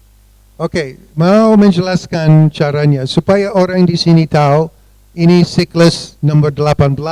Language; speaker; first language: Indonesian; non-native, fluent; English